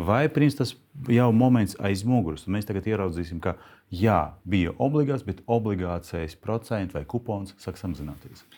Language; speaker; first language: Latvian; non-native, local second language; Russian